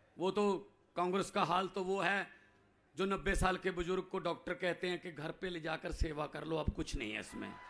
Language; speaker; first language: Hindi; non-native, local second language; Punjabi